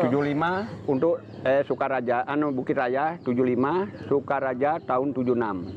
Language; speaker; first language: Indonesian; native; Indonesian